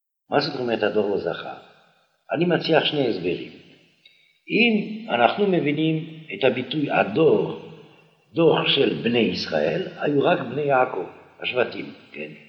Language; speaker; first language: Hebrew; non-native, fluent; French